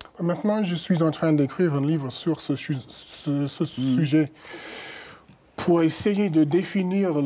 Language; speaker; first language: French; non-native, fluent; English